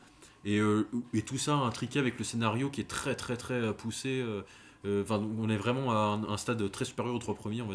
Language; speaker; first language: French; native; French